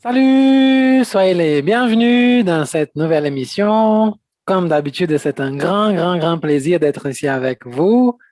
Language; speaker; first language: French; non-native, fluent; Portuguese